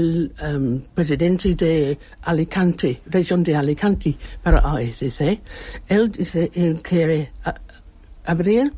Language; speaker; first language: Spanish; non-native, learner; English